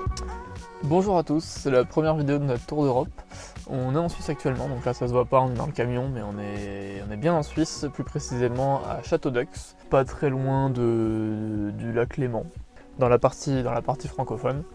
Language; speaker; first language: French; native; French